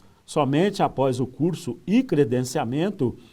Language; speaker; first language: Portuguese; native; Portuguese